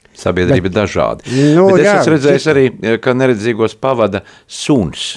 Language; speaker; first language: Latvian; native; Latvian